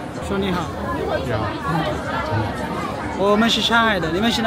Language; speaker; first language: Chinese; non-native, learner; Amharic